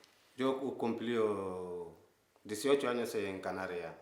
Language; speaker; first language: Spanish; non-native, learner; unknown